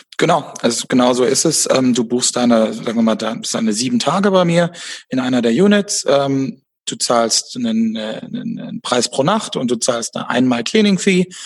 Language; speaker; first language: German; native; German